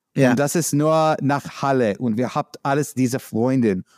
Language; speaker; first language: German; non-native, learner; English